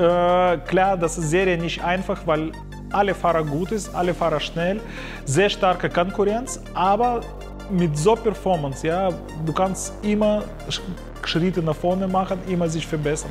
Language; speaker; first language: German; non-native, learner; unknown